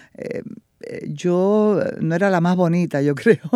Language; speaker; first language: Spanish; native; Spanish